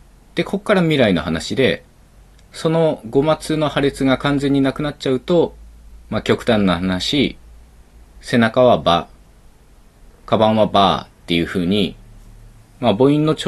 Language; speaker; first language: Japanese; native; Japanese